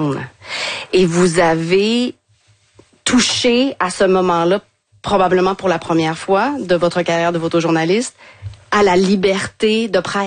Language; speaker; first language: French; native; French